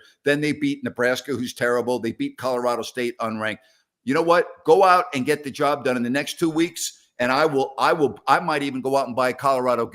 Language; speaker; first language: English; native; English